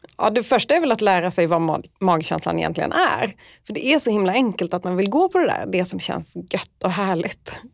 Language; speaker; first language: Swedish; early bilingual, other home language; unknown